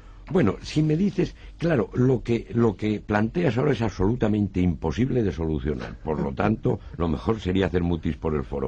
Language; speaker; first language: Spanish; native; Spanish